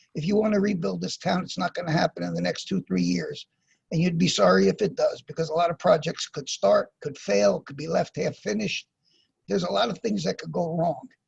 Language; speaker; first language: English; native; English